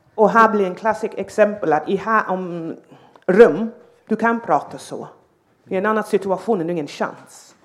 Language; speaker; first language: Swedish; non-native, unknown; English